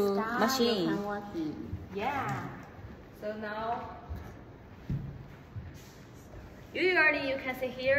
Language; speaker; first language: English; non-native, learner; Chinese